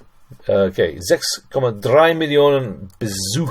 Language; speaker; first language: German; non-native, fluent; English